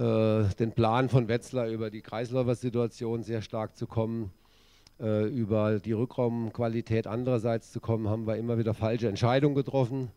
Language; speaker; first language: German; native; German